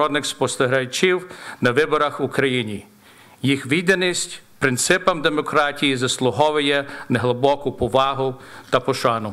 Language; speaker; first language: Ukrainian; early bilingual, heritage; Ukrainian